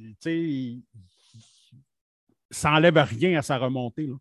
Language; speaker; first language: French; native; French